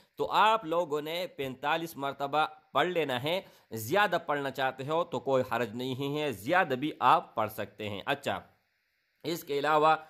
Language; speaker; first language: Urdu; non-native, local second language; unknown